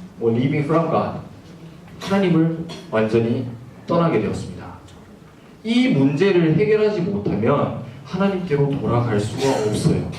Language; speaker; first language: Korean; non-native, fluent; Japanese